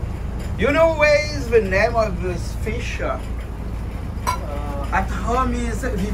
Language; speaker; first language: English; non-native, learner; French